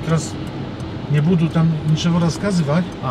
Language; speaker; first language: Russian; non-native, learner; Polish